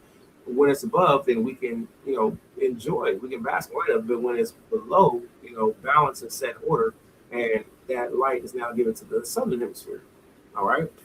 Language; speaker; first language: English; native; English